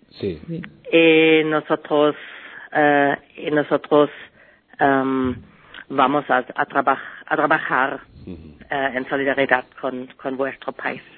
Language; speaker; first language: Spanish; non-native, learner; German